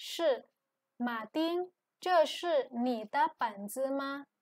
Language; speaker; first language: Chinese; non-native, fluent; Indonesian